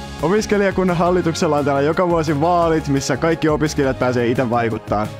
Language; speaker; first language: Finnish; native; Finnish